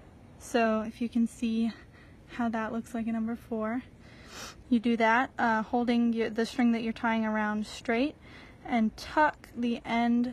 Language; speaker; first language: English; native; English